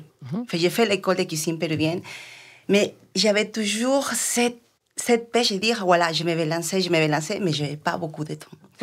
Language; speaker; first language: French; non-native, fluent; Spanish